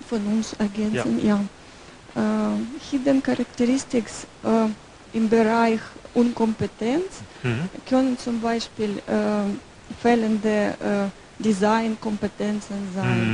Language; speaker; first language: German; non-native, learner; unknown